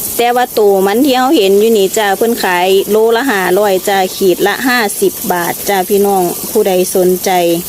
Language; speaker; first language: Thai; native; Thai